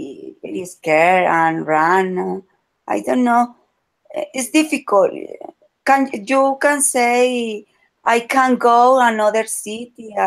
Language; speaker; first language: English; non-native, learner; Spanish